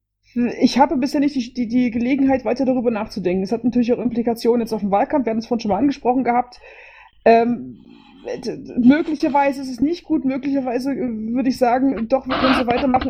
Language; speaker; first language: German; native; German